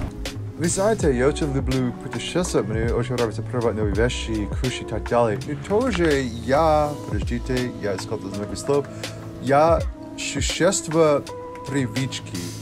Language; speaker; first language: Russian; non-native, learner; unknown